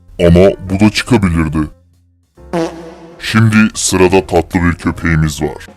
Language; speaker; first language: Turkish; native; Turkish